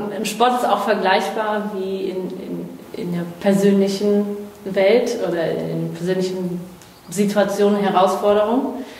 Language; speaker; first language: German; non-native, fluent; Portuguese